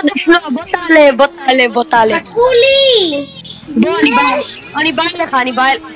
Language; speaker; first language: Hebrew; native; Hebrew